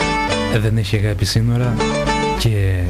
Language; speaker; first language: Greek; native; Greek